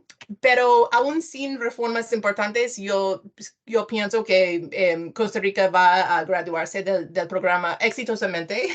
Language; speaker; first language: Spanish; non-native, fluent; English